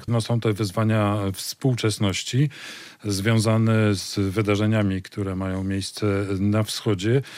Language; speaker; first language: Polish; native; Polish